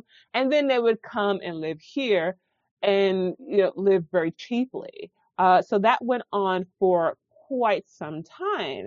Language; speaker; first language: English; native; English